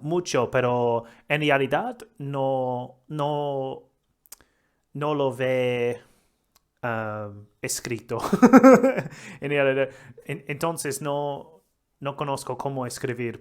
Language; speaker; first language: Spanish; non-native, learner; English